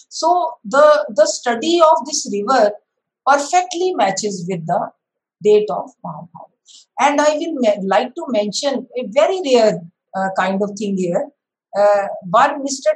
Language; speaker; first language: English; non-native, local second language; Hindi